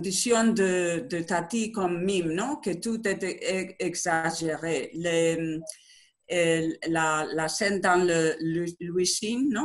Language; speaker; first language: French; non-native, learner; Spanish